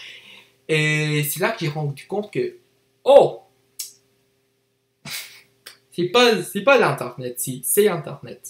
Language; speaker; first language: French; non-native, learner; English